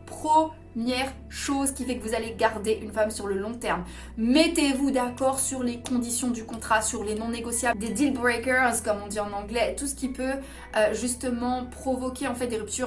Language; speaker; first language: French; native; French